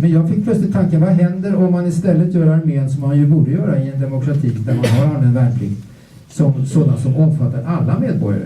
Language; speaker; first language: Swedish; native; Swedish